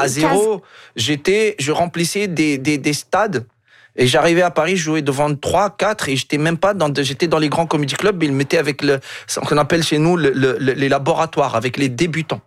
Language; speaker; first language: French; non-native, local second language; Arabic